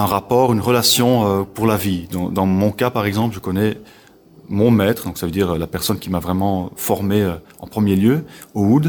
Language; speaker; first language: French; non-native, local second language; Dutch